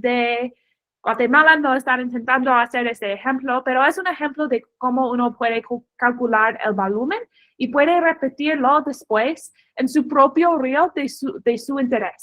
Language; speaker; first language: Spanish; non-native, fluent; English